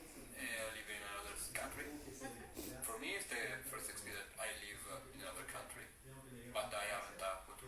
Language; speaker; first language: English; non-native, learner; Italian